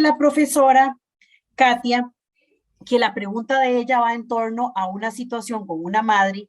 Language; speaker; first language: Spanish; native; Spanish